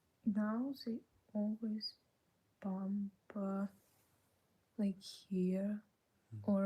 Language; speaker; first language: English; non-native, learner; Ukrainian